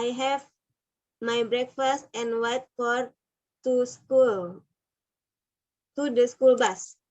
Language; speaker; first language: English; non-native, learner; Indonesian